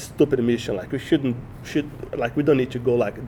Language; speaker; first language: English; non-native, learner; Portuguese